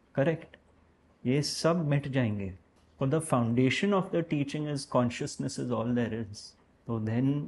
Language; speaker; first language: Hindi; non-native, learner; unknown